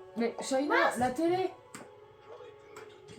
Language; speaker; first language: French; native; French